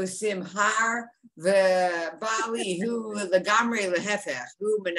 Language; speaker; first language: Hebrew; non-native, learner; English